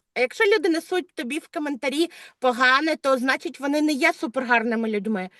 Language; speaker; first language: Ukrainian; non-native, local second language; Russian